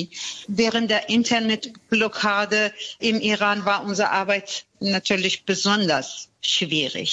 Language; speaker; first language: German; non-native, fluent; Persian